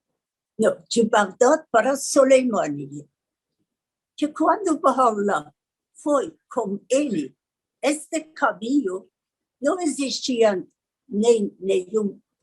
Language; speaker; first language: Portuguese; non-native, learner; Persian